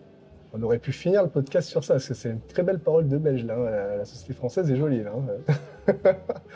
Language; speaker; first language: French; native; French